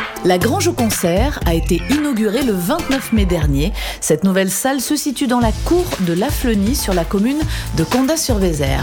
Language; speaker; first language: French; native; French